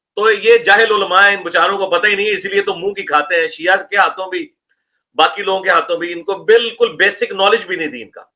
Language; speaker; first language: Urdu; non-native, local second language; Punjabi